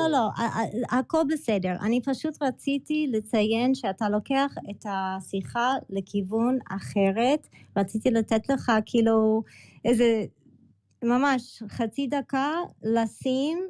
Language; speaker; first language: Hebrew; early bilingual, other home language; English